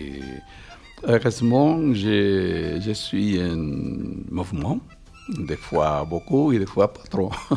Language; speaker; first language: French; non-native, fluent; Spanish